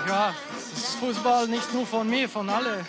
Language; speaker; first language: German; non-native, local second language; French